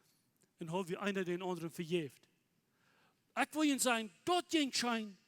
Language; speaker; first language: German; non-native, learner; Plautdietsch